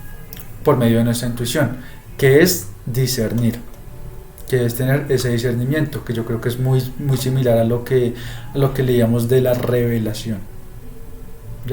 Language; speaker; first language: Spanish; native; Spanish